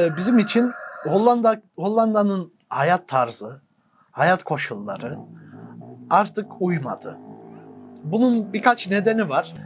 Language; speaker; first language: Turkish; early bilingual, heritage; Turkish